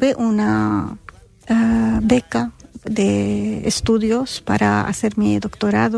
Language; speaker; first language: Spanish; non-native, fluent; Arabic